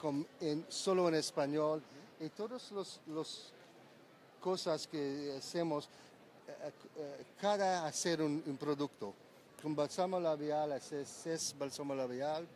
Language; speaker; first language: Spanish; non-native, learner; English